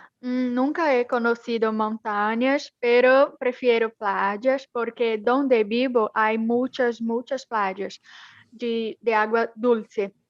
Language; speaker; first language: Spanish; non-native, learner; Portuguese